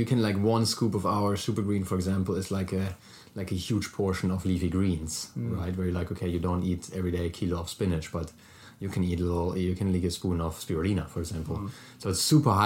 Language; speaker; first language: English; non-native, fluent; German